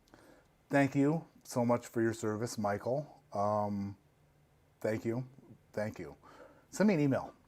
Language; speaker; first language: English; native; English